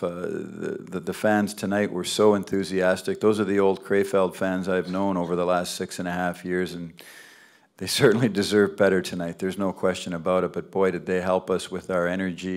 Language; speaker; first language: English; native; English